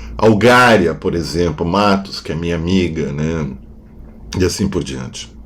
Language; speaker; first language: Portuguese; non-native, local second language; German